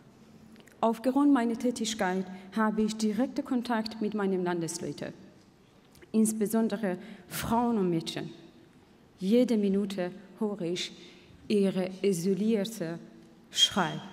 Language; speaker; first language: German; non-native, fluent; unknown